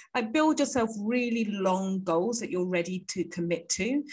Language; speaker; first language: English; native; English